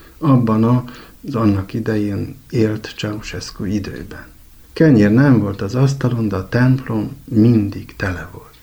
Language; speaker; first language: Hungarian; native; Hungarian